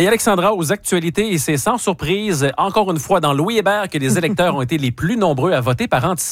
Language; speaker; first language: French; native; French